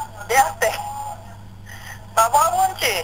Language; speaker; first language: Dutch; non-native, learner; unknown